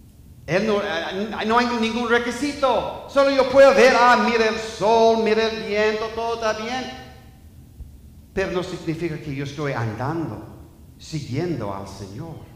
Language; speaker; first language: Spanish; non-native, fluent; English